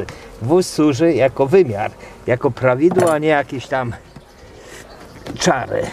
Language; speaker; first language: Polish; native; Polish